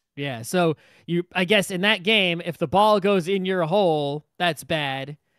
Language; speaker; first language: English; native; English